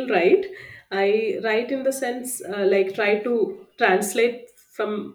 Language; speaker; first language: English; non-native, local second language; Malayalam